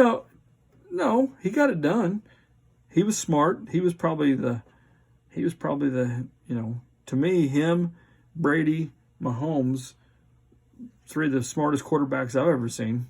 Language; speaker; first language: English; native; English